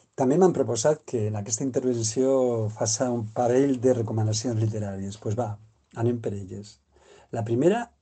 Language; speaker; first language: Catalan; non-native, local second language; Spanish